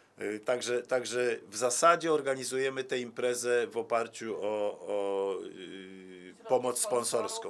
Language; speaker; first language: Polish; native; Polish